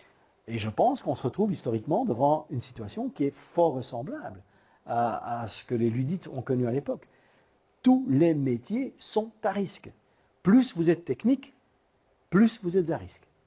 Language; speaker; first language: French; native; French